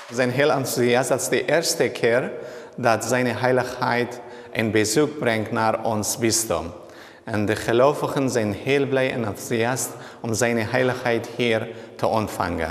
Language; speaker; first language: Dutch; non-native, learner; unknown